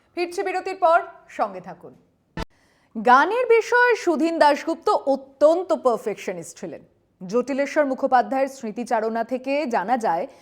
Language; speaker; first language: Bangla; native; Bangla